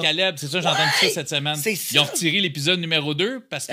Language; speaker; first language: French; native; French